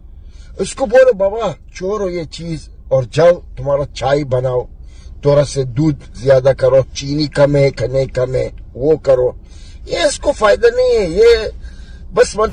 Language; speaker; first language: Hindi; non-native, learner; Arabic